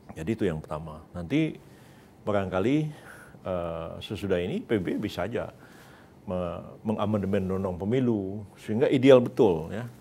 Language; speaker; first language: Indonesian; native; Indonesian